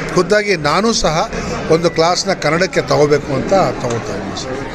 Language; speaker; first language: Kannada; non-native, local second language; Urdu